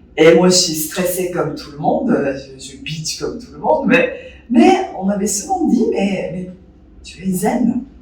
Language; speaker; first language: French; non-native, fluent; Japanese